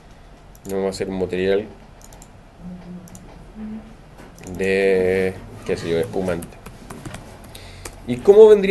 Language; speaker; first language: Spanish; native; Spanish